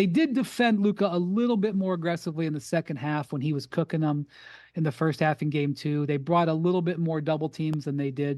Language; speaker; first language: English; native; English